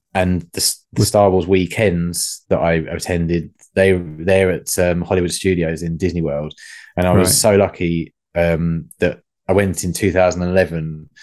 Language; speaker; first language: English; native; English